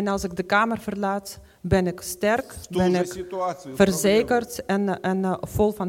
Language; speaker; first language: Dutch; non-native, fluent; Ukrainian